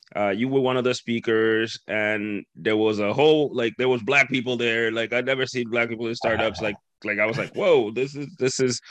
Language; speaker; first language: English; non-native, fluent; Spanish